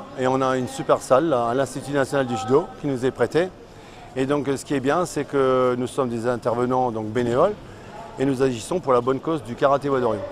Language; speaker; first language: French; native; French